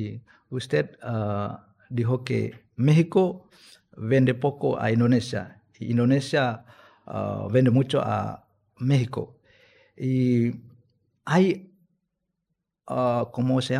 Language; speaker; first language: Spanish; non-native, fluent; Indonesian